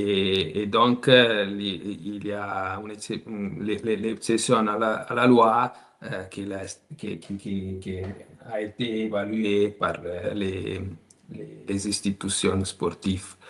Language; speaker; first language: French; non-native, learner; Italian